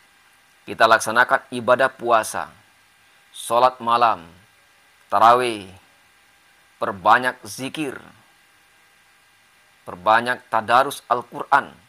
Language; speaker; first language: Indonesian; native; Indonesian